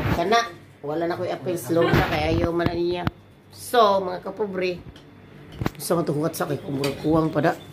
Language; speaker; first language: Filipino; non-native, local second language; Cebuano